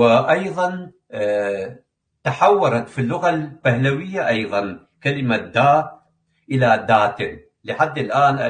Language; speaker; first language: Arabic; non-native, local second language; Kurdish